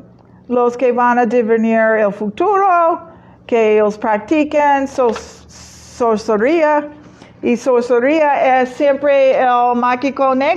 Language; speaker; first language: Spanish; non-native, fluent; English